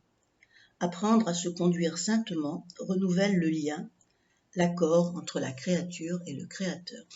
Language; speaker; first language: French; native; French